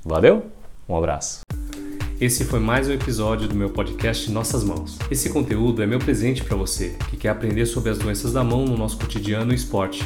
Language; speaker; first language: Portuguese; native; Portuguese